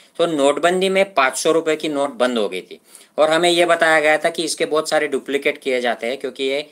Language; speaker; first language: Hindi; non-native, local second language; Marathi